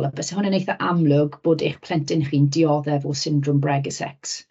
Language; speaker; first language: Welsh; native; Welsh